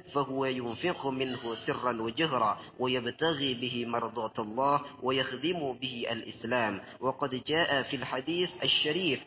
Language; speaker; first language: Arabic; non-native, learner; Indonesian